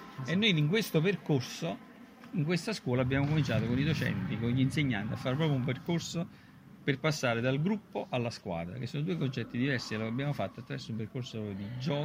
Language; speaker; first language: Italian; native; Italian